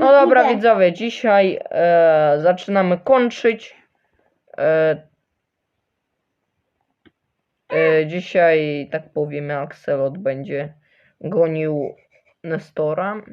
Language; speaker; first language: Polish; early bilingual, other home language; Ukrainian